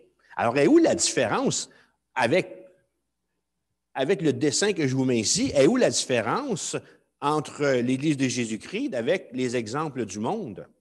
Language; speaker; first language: French; native; French